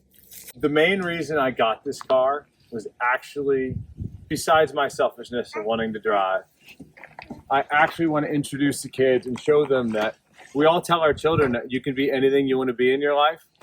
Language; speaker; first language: English; native; English